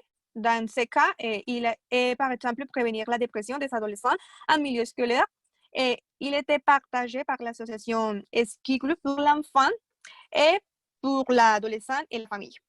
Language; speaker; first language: French; non-native, fluent; Spanish